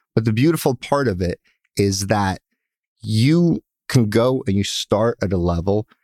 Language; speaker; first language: English; early bilingual, other home language; Russian